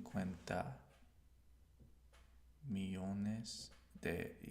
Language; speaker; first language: Spanish; non-native, learner; English